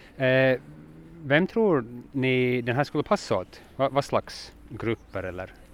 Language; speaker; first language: Swedish; native; Swedish